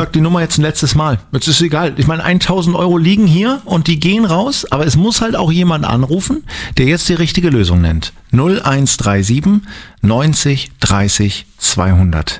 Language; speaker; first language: German; native; German